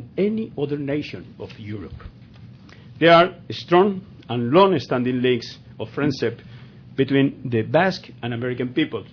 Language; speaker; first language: English; non-native, fluent; Spanish